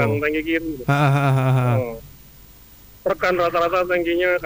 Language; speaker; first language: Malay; non-native, local second language; Javanese